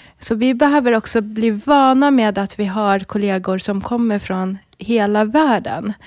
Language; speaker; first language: Swedish; early bilingual, other home language; Arabic